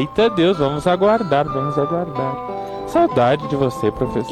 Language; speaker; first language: Portuguese; native; Portuguese